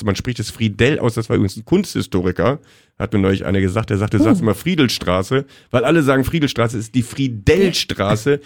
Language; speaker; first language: German; native; German